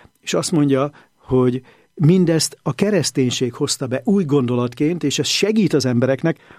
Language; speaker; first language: Hungarian; native; Hungarian